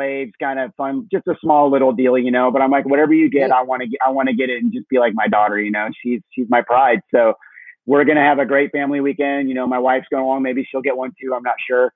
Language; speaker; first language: English; native; English